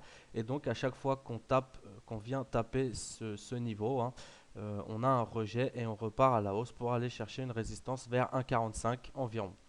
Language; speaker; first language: French; native; French